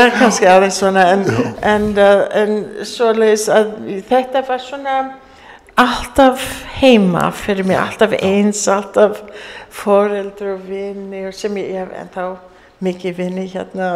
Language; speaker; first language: Icelandic; early bilingual, heritage; English